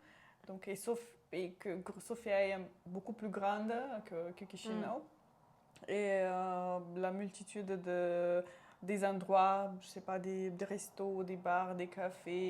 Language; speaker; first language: French; non-native, local second language; Romanian